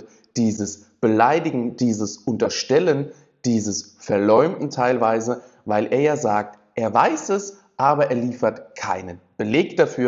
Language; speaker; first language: German; native; German